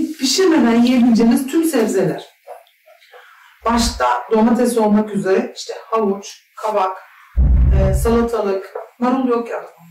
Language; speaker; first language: Turkish; native; Turkish